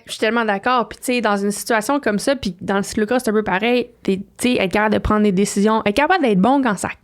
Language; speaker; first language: French; native; French